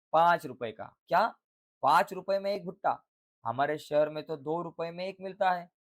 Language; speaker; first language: Hindi; non-native, local second language; Marathi